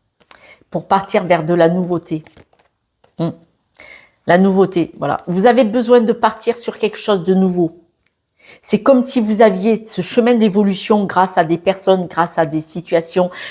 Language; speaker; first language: French; native; French